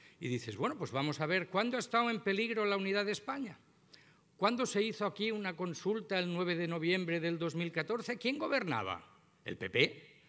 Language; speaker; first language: Spanish; non-native, local second language; Catalan